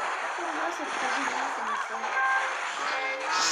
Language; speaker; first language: Bulgarian; native; Bulgarian